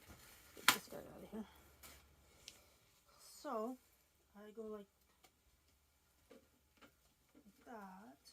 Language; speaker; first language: English; native; English